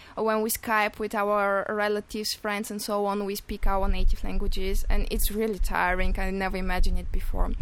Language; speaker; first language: English; non-native, fluent; Bulgarian